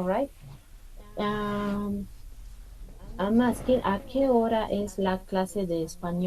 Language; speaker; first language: Spanish; non-native, fluent; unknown